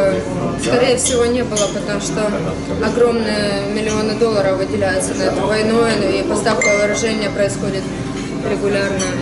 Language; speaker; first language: Russian; native; Russian